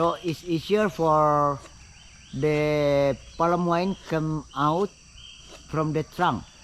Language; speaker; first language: English; non-native, fluent; Indonesian